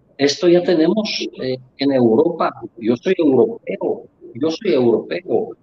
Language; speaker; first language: Spanish; non-native, fluent; Polish